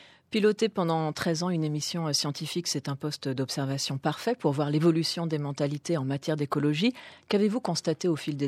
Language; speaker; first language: French; native; French